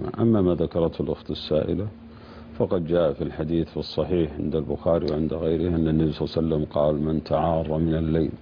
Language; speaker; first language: Arabic; native; Arabic